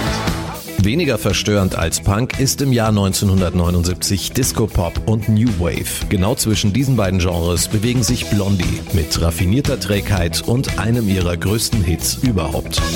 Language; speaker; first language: German; native; German